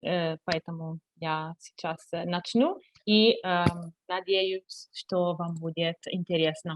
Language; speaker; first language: Russian; non-native, learner; Italian